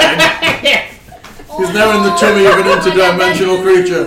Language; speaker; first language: English; native; English